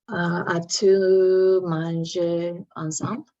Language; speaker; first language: French; non-native, learner; English